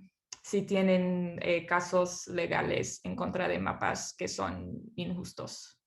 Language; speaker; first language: Spanish; non-native, fluent; English